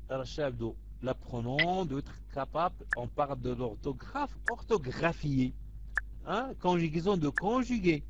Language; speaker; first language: French; non-native, local second language; Arabic